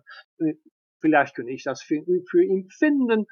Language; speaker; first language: German; non-native, learner; Dutch